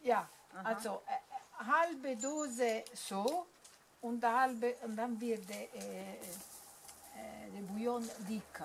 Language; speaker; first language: German; non-native, learner; Italian